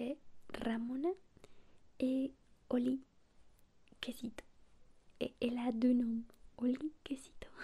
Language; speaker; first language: French; non-native, learner; Spanish